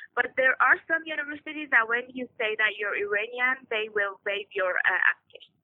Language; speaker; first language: English; non-native, fluent; Persian